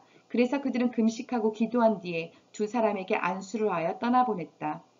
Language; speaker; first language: Korean; native; Korean